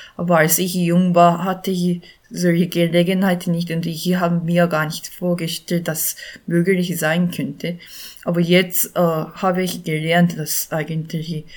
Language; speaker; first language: German; non-native, learner; Korean